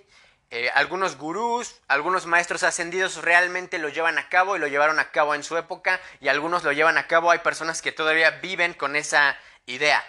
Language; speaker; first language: Spanish; native; Spanish